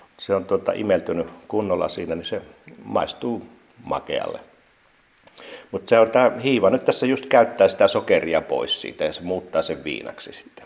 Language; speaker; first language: Finnish; native; Finnish